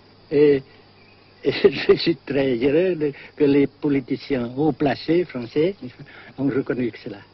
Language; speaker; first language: French; non-native, fluent; Vietnamese